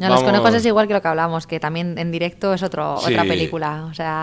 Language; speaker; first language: Spanish; native; Spanish